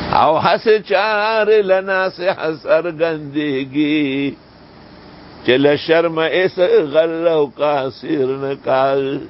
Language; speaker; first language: Urdu; non-native, local second language; Pashto